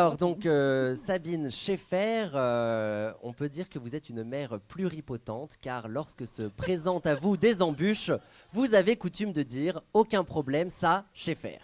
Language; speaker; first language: French; native; French